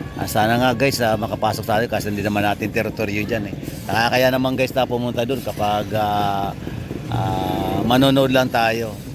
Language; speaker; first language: Filipino; native; Filipino